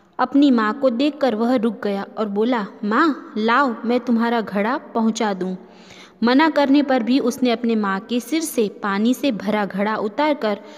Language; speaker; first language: Hindi; non-native, local second language; Gujarati